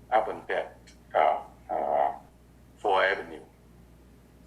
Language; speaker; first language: English; non-native, learner; Vietnamese